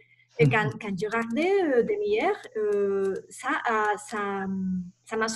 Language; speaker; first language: French; non-native, learner; Spanish